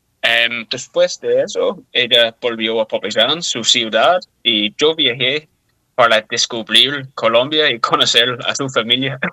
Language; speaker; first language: Spanish; non-native, fluent; English